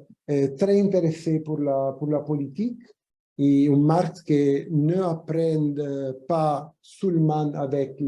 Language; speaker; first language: French; non-native, fluent; Italian